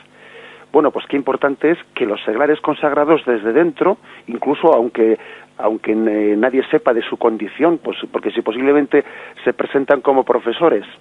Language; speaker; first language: Spanish; native; Spanish